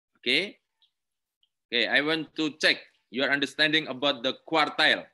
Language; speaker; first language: English; non-native, learner; Indonesian